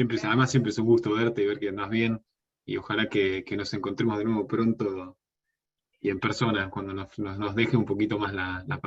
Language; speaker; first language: Spanish; native; Spanish